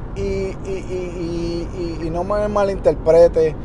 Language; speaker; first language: Spanish; early bilingual, heritage; Spanish